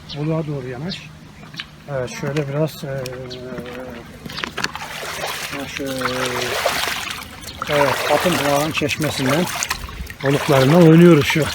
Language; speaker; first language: Turkish; native; Turkish